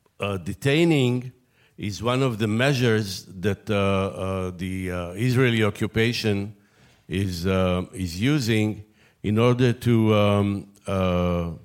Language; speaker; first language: English; non-native, fluent; Hebrew